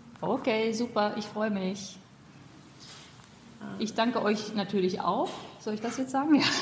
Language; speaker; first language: German; native; German